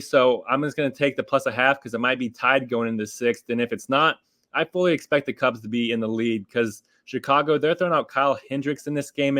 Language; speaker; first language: English; native; English